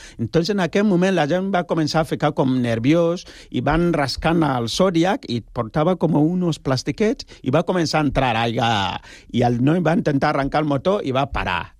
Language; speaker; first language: Catalan; non-native, fluent; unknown